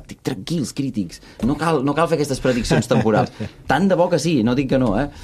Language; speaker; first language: Catalan; early bilingual, other home language; Russian